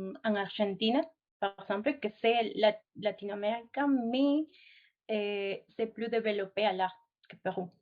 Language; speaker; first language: French; non-native, fluent; Spanish